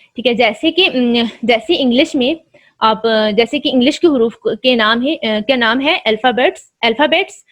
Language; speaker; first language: Urdu; native; Urdu